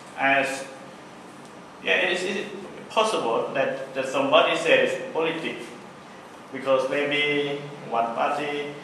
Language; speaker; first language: English; non-native, learner; Thai